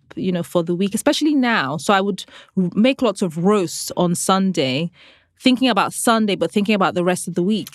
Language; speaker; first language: English; non-native, local second language; Igbo